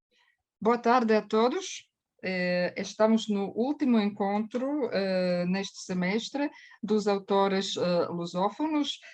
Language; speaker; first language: Portuguese; non-native, fluent; Croatian